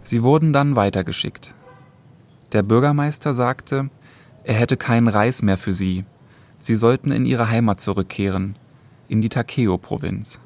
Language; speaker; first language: German; native; German